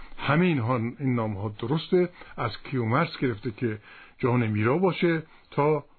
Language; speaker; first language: Persian; native; Persian